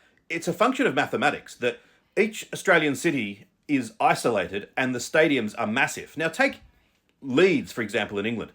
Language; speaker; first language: English; native; English